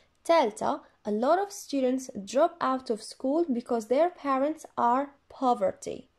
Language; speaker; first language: English; non-native, fluent; Arabic